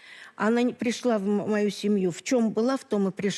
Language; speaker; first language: Russian; native; Russian